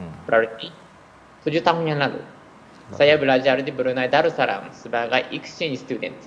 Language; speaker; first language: Indonesian; non-native, fluent; Japanese